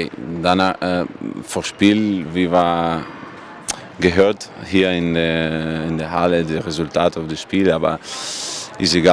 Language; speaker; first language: German; non-native, learner; Russian